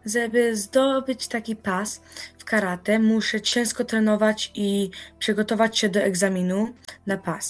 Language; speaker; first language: Polish; early bilingual, heritage; Polish